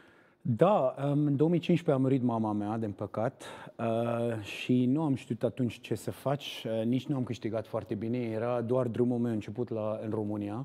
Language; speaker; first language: Romanian; non-native, learner; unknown